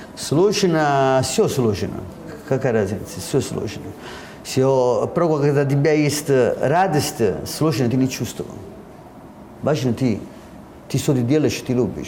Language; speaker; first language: Russian; non-native, learner; Italian